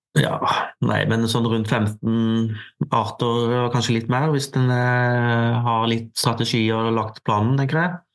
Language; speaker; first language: Norwegian; native; Norwegian